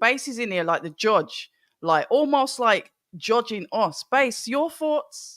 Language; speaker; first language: English; native; English